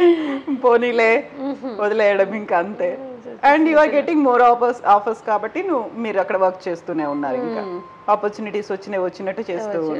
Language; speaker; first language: Telugu; native; Telugu